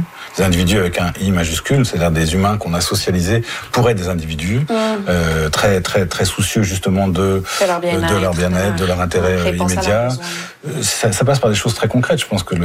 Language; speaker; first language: French; native; French